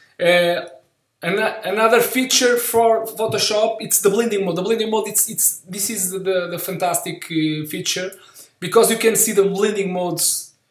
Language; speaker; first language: English; non-native, learner; Portuguese